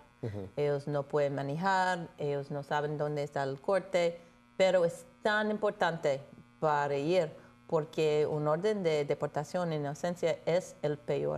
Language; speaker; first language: Spanish; non-native, fluent; English